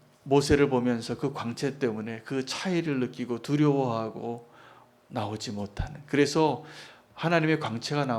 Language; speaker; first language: Korean; native; Korean